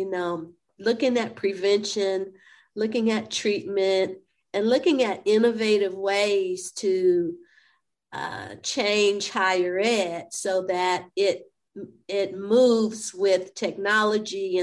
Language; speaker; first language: English; native; English